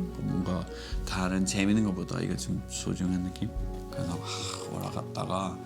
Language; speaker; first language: Korean; non-native, learner; English